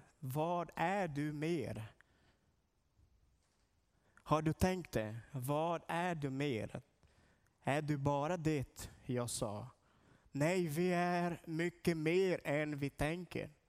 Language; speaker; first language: Swedish; non-native, learner; Portuguese